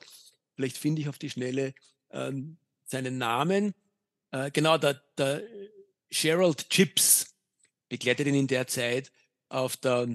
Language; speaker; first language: German; native; German